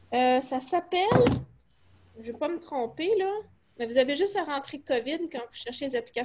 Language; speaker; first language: French; native; French